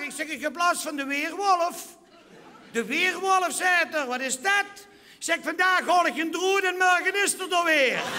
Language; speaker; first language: Dutch; non-native, local second language; Limburgish